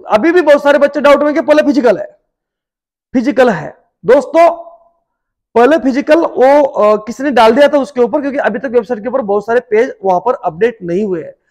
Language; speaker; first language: Hindi; non-native, local second language; Marathi